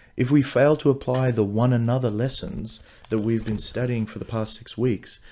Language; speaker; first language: English; non-native, local second language; Afrikaans